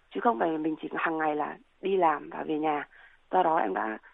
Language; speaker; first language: Vietnamese; native; Vietnamese